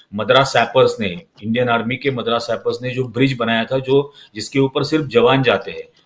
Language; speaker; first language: Hindi; non-native, local second language; Marathi